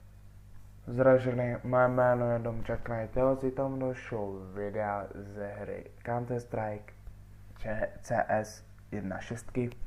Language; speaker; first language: Czech; native; Czech